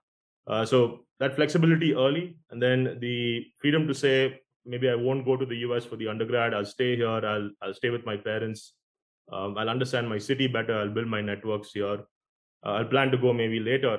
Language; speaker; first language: English; non-native, local second language; Konkani